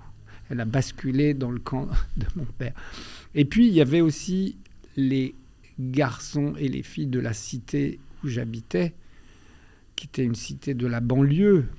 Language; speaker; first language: French; early bilingual, other home language; Albanian